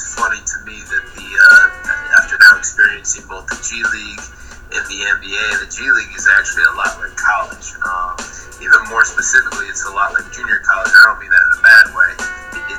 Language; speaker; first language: English; native; English